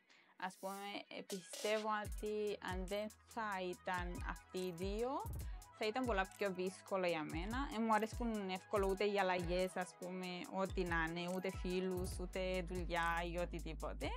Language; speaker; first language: Greek; non-native, fluent; Romanian